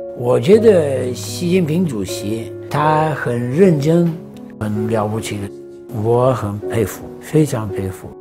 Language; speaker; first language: Chinese; non-native, fluent; Turkish